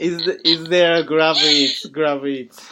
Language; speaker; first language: English; non-native, learner; Japanese